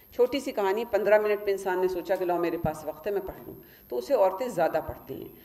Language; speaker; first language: Hindi; native; Hindi